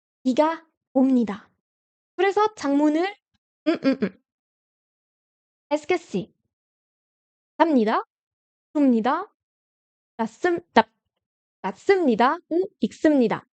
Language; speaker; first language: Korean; non-native, fluent; French